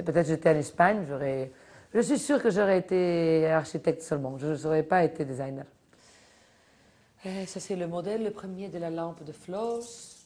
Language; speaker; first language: French; non-native, fluent; Spanish